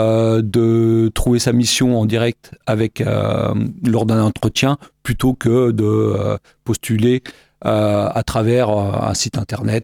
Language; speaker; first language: French; native; French